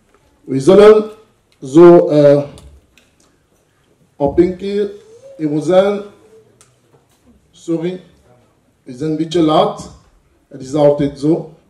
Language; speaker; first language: Dutch; non-native, learner; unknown